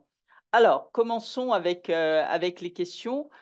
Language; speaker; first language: French; native; French